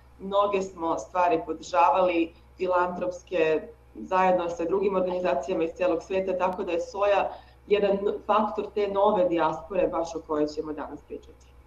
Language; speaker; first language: Serbian; native; Serbian